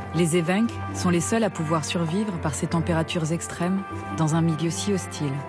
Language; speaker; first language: French; non-native, fluent; Russian